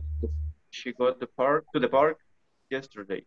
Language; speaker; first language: English; non-native, learner; Spanish